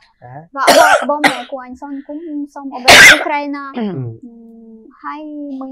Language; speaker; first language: Vietnamese; non-native, fluent; Ukrainian